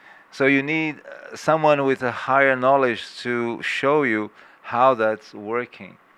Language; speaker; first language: English; non-native, fluent; Portuguese